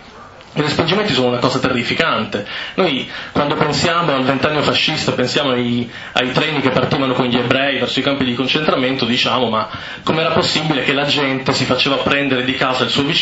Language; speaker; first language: Italian; native; Italian